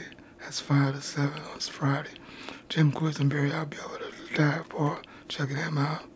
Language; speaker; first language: English; native; English